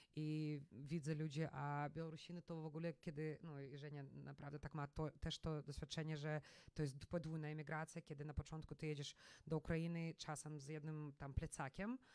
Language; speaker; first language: Polish; non-native, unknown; Russian